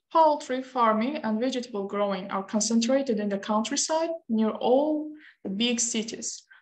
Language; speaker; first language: English; non-native, fluent; Azerbaijani